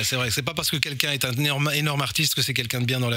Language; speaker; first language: French; native; French